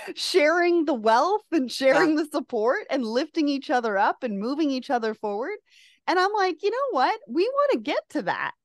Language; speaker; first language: English; native; English